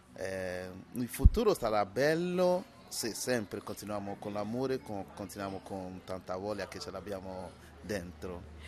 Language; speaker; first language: Italian; non-native, learner; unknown